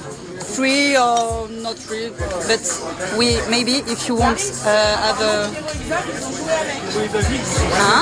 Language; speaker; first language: English; non-native, learner; French